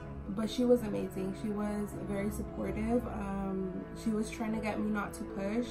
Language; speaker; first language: English; early bilingual, other home language; Spanish